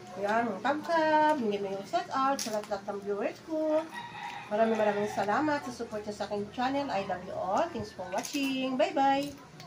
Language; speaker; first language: Filipino; non-native, local second language; Cebuano